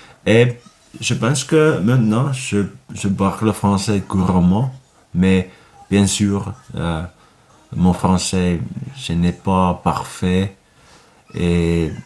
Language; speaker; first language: French; non-native, learner; Finnish